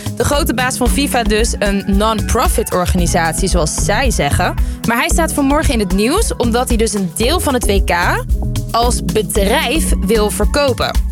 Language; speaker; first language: Dutch; early bilingual, other home language; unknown